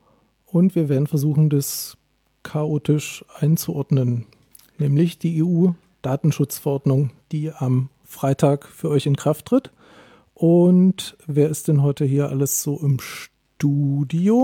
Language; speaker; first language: German; native; German